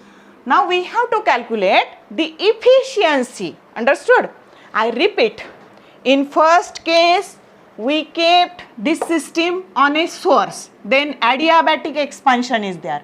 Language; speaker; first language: English; non-native, local second language; Marathi